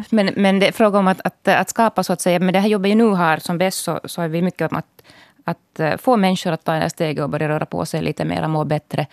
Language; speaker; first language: Swedish; native; Swedish